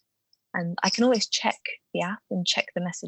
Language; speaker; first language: English; native; English